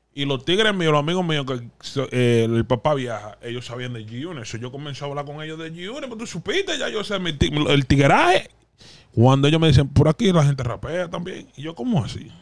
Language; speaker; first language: Spanish; native; Spanish